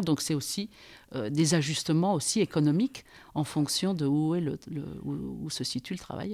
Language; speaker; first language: French; native; French